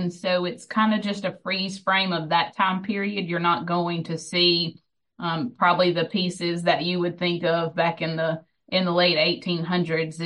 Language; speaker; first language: English; native; English